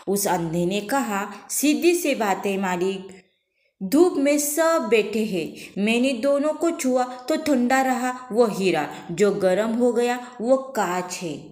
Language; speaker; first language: Hindi; non-native, local second language; Marathi